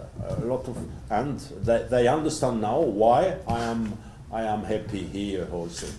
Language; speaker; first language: English; non-native, learner; French